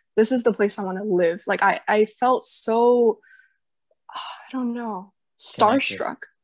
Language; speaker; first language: English; early bilingual, other home language; Chinese